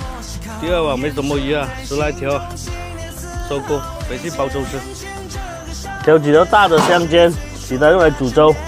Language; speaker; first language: Chinese; native; Chinese